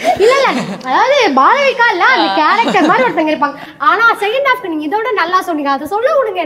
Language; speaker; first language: Tamil; native; Tamil